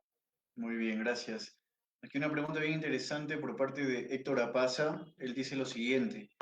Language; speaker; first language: Spanish; native; Spanish